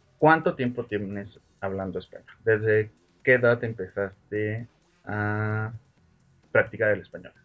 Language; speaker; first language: Spanish; native; Spanish